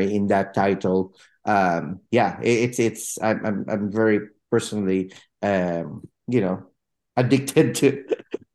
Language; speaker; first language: English; non-native, local second language; Filipino